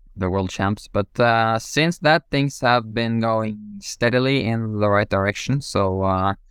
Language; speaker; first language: English; non-native, fluent; Norwegian